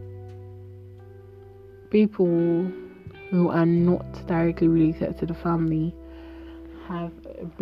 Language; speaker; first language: English; non-native, local second language; Igbo